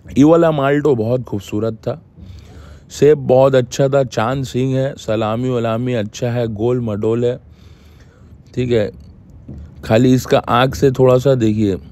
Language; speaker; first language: Hindi; native; Hindi